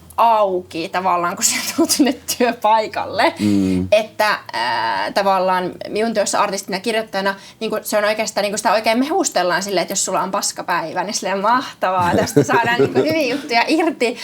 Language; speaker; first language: Finnish; native; Finnish